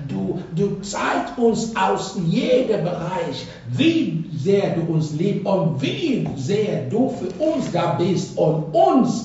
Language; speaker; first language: German; non-native, fluent; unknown